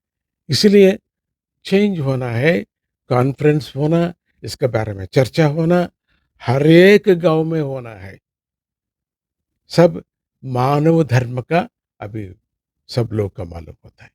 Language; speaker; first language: Hindi; non-native, local second language; Kannada